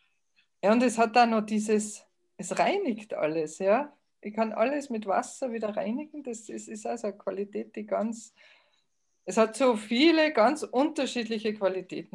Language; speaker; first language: German; native; German